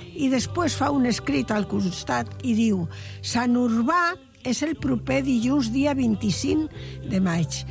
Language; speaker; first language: Catalan; non-native, local second language; Spanish